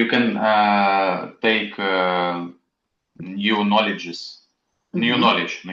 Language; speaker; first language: English; non-native, learner; Russian